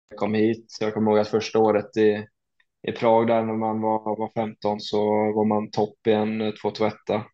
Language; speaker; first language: Swedish; native; Swedish